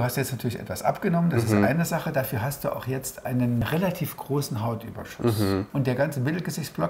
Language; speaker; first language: German; native; German